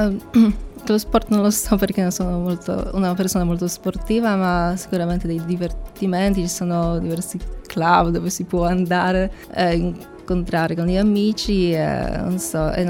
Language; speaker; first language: Italian; non-native, learner; Polish